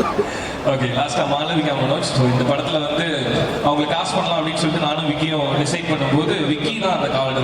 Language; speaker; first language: Tamil; native; Tamil